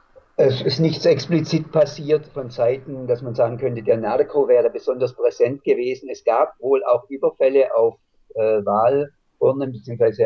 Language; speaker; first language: German; native; German